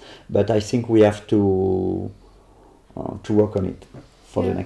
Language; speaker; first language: English; non-native, learner; French